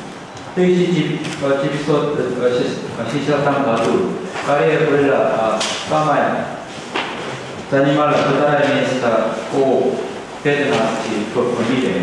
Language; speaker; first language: Russian; non-native, learner; Korean